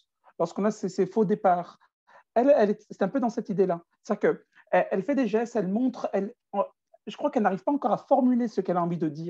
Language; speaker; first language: French; native; French